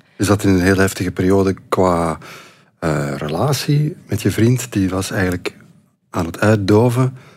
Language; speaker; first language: Dutch; native; Dutch